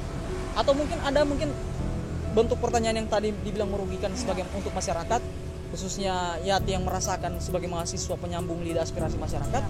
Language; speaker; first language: Indonesian; native; Indonesian